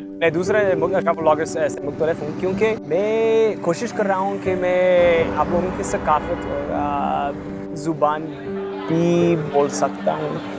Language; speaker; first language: Urdu; non-native, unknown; English